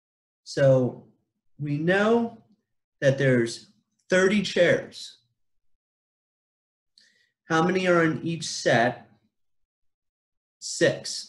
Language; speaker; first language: English; native; English